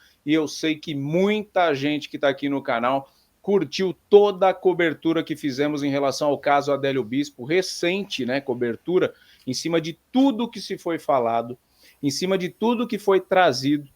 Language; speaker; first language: Portuguese; native; Portuguese